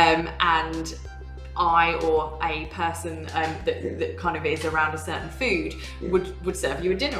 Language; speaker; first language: English; native; English